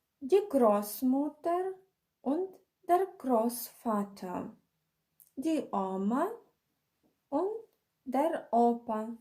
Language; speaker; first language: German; non-native, fluent; Ukrainian